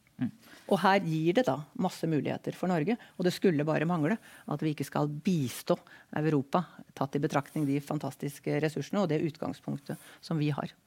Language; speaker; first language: Norwegian; native; Norwegian